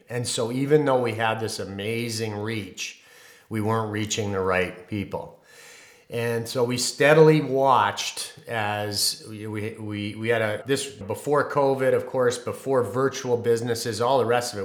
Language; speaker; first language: English; native; English